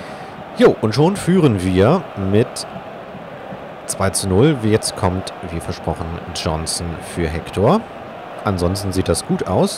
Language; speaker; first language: German; native; German